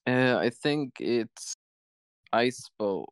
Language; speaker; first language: English; non-native, fluent; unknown